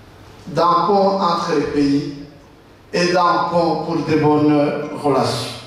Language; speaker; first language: French; non-native, local second language; Rundi